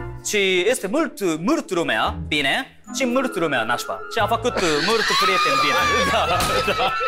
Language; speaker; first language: Romanian; non-native, learner; Japanese